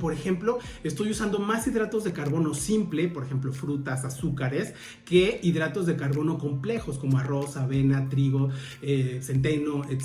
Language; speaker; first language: Spanish; native; Spanish